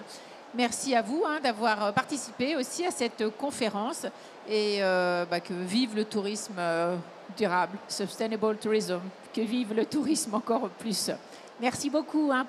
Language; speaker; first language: French; native; French